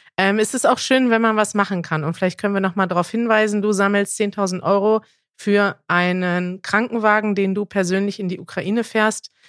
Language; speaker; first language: German; native; German